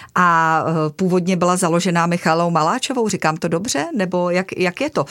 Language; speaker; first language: Czech; native; Czech